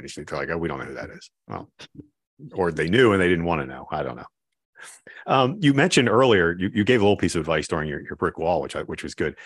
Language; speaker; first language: English; native; English